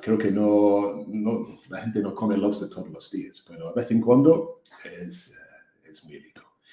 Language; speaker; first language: Spanish; non-native, learner; English